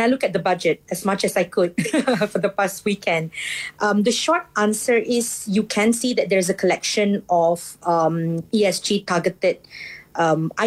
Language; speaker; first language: English; non-native, local second language; Malay